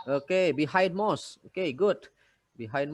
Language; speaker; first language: English; non-native, fluent; Indonesian